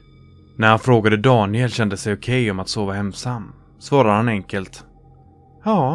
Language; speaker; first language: Swedish; native; Swedish